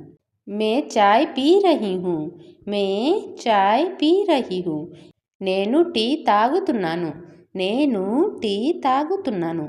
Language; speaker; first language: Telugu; non-native, fluent; Odia